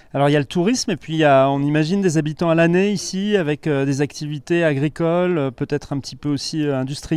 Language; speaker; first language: French; native; French